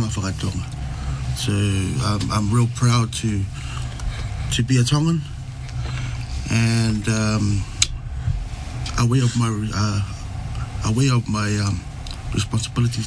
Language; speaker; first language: English; native; English